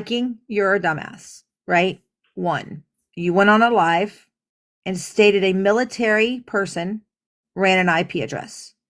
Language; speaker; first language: English; native; English